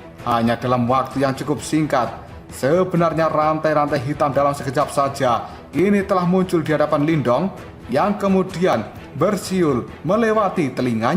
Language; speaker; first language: Indonesian; native; Indonesian